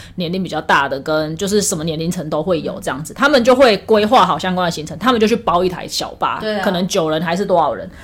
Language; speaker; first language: Chinese; non-native, local second language; Min Nan Chinese